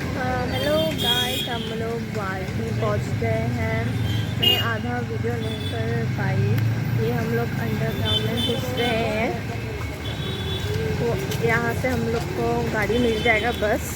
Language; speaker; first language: Hindi; non-native, local second language; Bangla